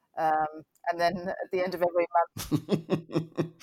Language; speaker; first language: English; native; English